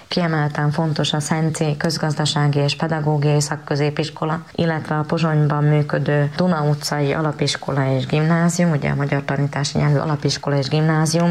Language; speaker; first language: Hungarian; native; Hungarian